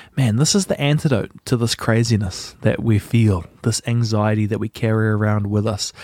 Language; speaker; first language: English; native; English